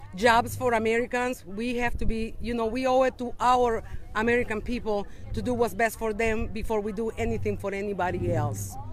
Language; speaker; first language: English; non-native, fluent; Spanish